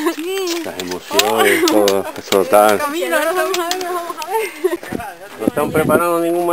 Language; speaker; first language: Spanish; native; Spanish